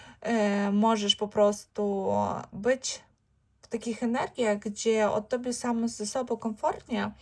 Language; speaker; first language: Polish; non-native, learner; Ukrainian